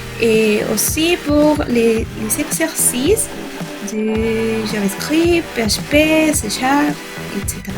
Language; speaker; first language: French; non-native, learner; Spanish